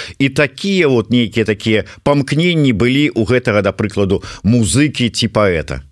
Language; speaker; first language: Belarusian; non-native, local second language; Russian